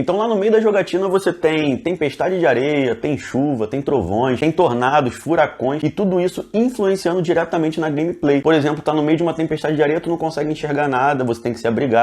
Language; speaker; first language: Portuguese; native; Portuguese